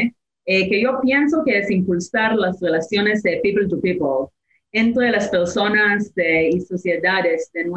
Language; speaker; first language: Spanish; non-native, fluent; Hebrew